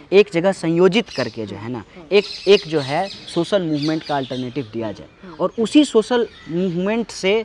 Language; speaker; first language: Hindi; native; Hindi